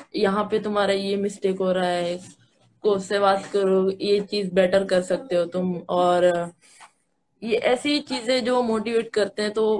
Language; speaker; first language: Hindi; native; Hindi